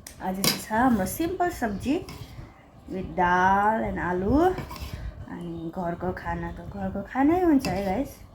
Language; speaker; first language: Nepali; native; Nepali